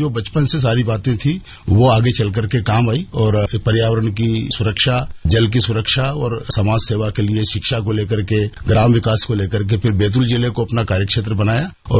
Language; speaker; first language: Hindi; native; Hindi